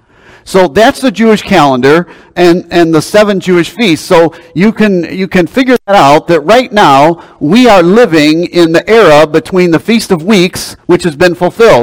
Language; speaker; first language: English; native; English